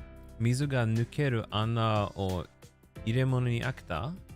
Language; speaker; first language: Japanese; non-native, learner; English